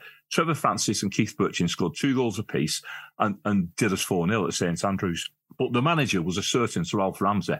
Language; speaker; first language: English; native; English